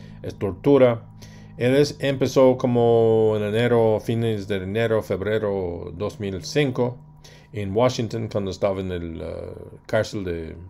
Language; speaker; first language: Spanish; non-native, fluent; English